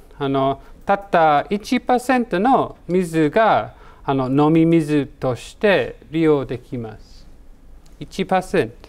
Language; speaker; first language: Japanese; non-native, learner; English